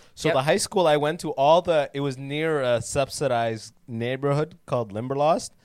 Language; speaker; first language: English; native; English